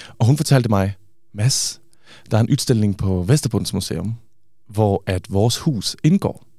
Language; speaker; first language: Danish; native; Danish